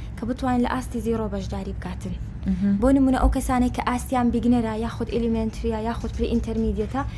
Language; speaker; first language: Central Kurdish; non-native, local second language; Kurdish